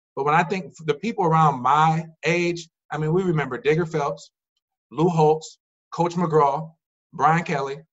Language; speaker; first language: English; native; English